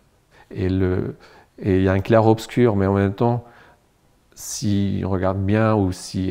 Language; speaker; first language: French; non-native, local second language; Arabic